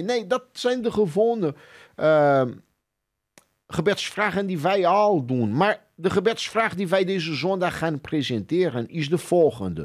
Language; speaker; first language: Dutch; non-native, fluent; Portuguese